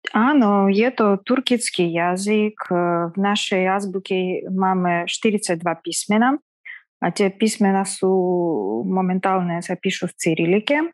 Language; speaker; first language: Slovak; non-native, fluent; Kazakh